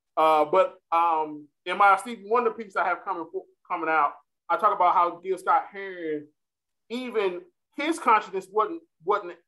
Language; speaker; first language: English; native; English